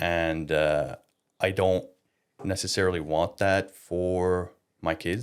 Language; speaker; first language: English; non-native, local second language; French